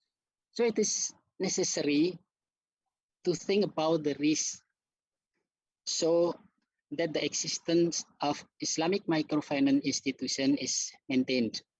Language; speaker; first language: English; non-native, learner; Indonesian